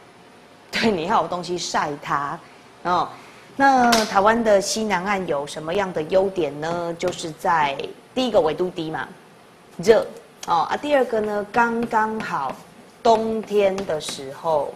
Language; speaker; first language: Chinese; native; Chinese